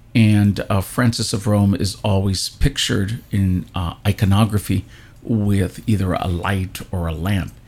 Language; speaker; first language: English; native; English